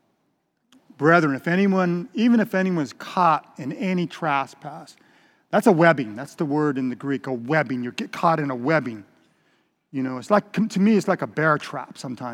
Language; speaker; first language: English; native; English